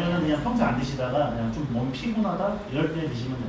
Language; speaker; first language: Korean; native; Korean